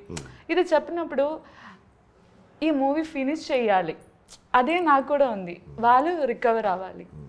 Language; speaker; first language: Telugu; non-native, learner; Malayalam